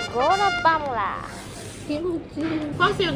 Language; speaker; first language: Portuguese; non-native, learner; Japanese